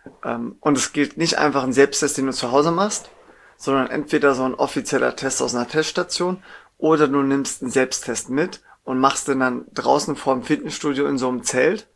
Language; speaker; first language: German; native; German